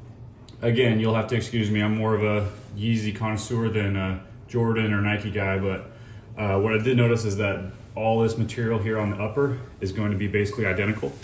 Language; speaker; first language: English; native; English